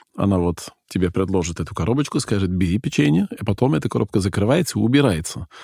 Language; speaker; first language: Russian; non-native, fluent; Dutch